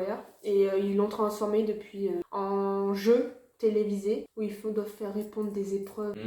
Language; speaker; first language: French; native; French